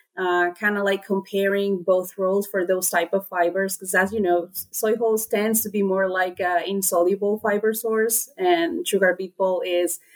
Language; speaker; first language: English; non-native, fluent; Spanish